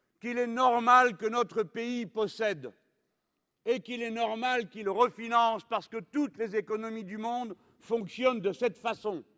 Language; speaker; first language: French; native; French